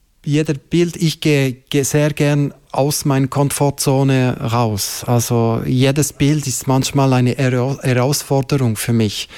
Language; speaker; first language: German; non-native, local second language; French